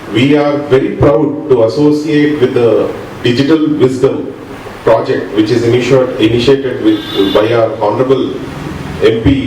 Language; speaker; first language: English; non-native, local second language; Malayalam